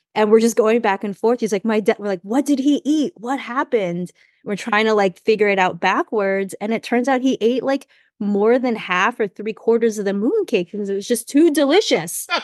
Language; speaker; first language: English; native; English